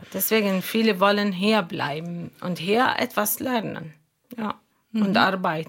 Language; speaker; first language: German; non-native, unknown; Arabic